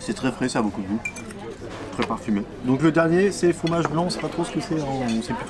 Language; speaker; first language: French; native; French